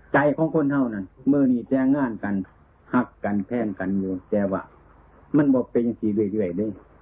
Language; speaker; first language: Thai; native; Thai